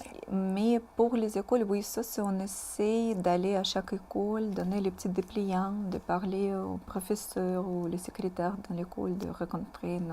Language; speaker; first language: French; non-native, fluent; Russian